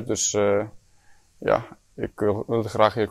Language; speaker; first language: Dutch; non-native, fluent; Icelandic